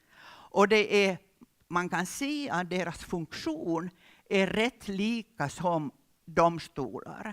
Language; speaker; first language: Swedish; non-native, local second language; Finnish